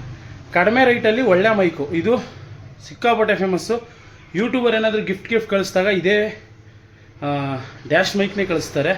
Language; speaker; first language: Kannada; native; Kannada